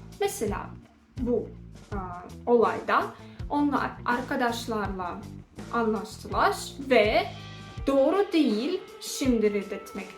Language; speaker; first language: Turkish; non-native, fluent; Russian